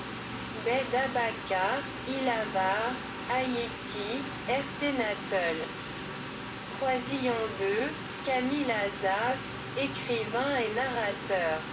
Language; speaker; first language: French; non-native, local second language; Haitian Creole